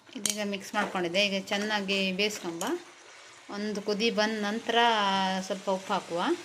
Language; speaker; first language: Kannada; native; Kannada